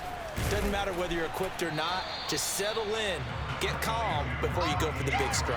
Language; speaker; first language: English; native; English